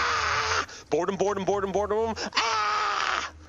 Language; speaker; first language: English; native; English